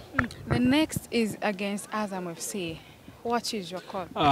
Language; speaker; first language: English; non-native, learner; Swahili